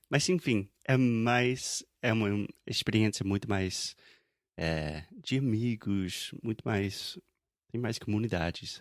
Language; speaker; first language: Portuguese; non-native, fluent; English